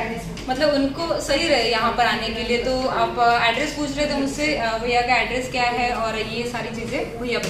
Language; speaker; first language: Hindi; native; Hindi